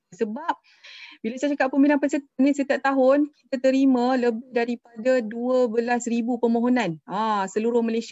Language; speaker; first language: Malay; native; Malay